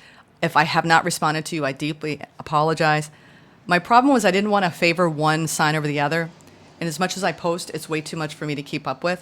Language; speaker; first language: English; native; English